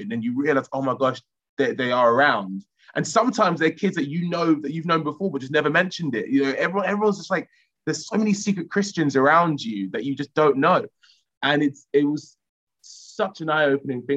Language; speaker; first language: English; native; English